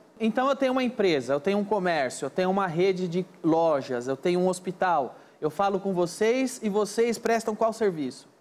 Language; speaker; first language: Portuguese; native; Portuguese